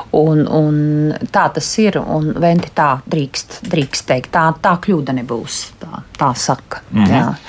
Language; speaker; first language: Latvian; native; Latvian